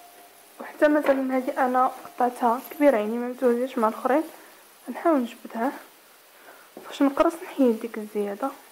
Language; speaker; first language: Arabic; native; Arabic